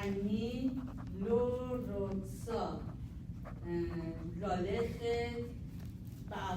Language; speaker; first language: Hebrew; non-native, learner; English